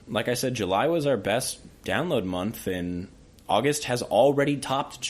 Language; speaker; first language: English; native; English